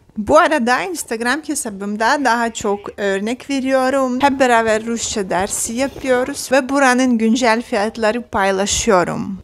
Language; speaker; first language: Turkish; non-native, fluent; Russian